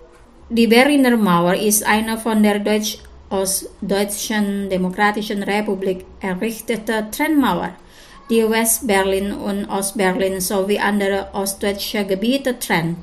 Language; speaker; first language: German; non-native, fluent; Indonesian